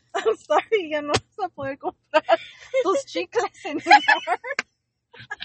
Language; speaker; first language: Spanish; early bilingual, other home language; English